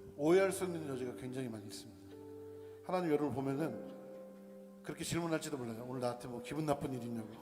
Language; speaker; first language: Korean; native; Korean